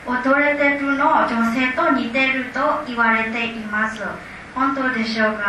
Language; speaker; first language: Japanese; non-native, learner; Burmese